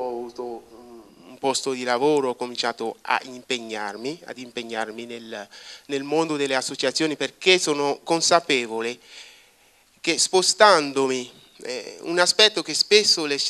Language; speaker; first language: Italian; non-native, fluent; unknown